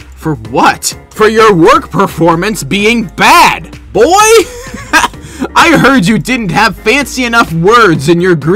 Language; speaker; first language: English; native; English